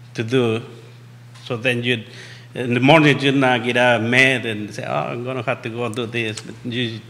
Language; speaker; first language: English; non-native, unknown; Spanish